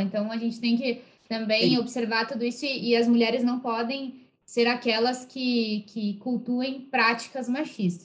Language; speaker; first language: Portuguese; native; Portuguese